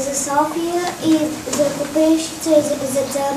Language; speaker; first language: Bulgarian; early bilingual, heritage; Bulgarian